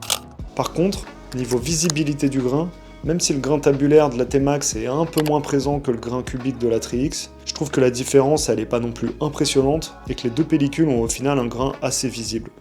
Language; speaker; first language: French; native; French